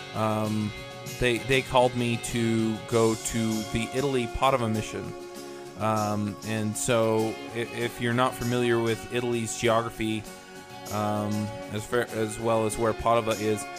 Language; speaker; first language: English; native; English